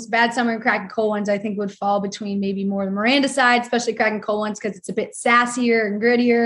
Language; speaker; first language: English; native; English